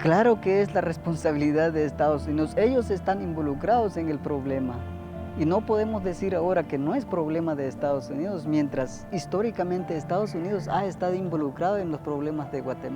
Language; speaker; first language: Spanish; native; Spanish